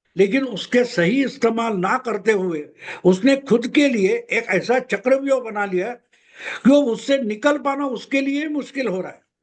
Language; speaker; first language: Hindi; non-native, local second language; Marathi